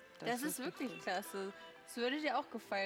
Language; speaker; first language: German; native; German